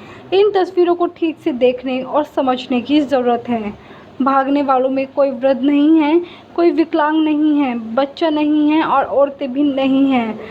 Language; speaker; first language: Hindi; native; Hindi